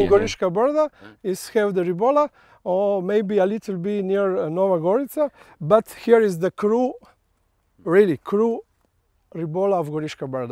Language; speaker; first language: English; non-native, learner; Slovenian